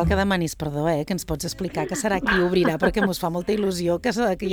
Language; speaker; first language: Catalan; native; Catalan